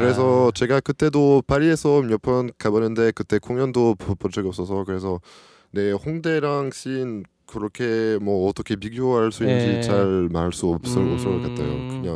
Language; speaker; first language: Korean; non-native, learner; French